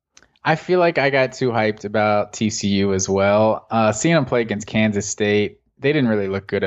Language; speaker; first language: English; native; English